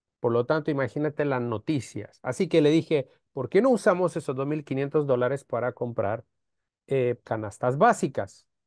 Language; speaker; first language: Spanish; non-native, fluent; Romanian